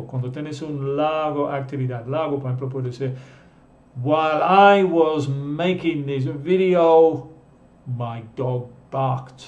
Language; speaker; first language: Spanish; non-native, fluent; English